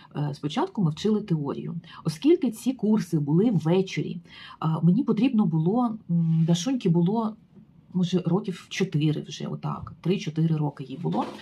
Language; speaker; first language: Ukrainian; native; Ukrainian